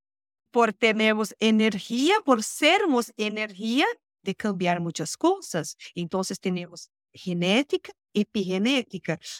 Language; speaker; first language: Spanish; non-native, learner; Portuguese